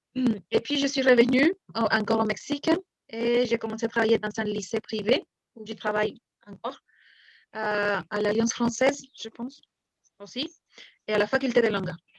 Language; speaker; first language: French; non-native, fluent; Spanish